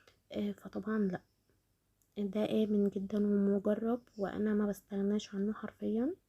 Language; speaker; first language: Arabic; native; Arabic